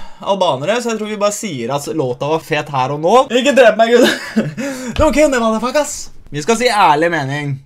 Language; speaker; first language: Norwegian; early bilingual, other home language; Albanian